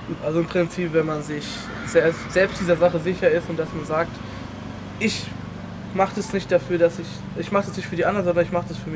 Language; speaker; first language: German; native; German